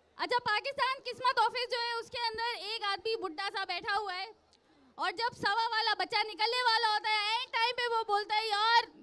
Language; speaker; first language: Urdu; non-native, local second language; Sindhi